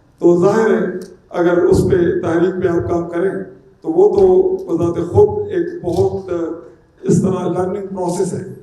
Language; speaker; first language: Urdu; non-native, local second language; Pashto